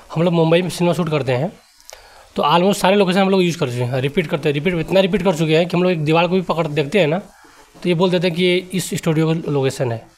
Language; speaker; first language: Hindi; native; Hindi